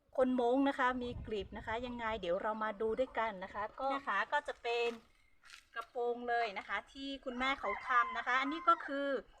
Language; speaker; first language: Thai; non-native, local second language; Hmong